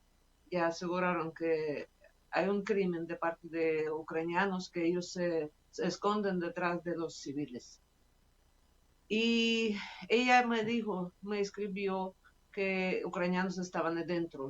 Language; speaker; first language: Spanish; non-native, fluent; Russian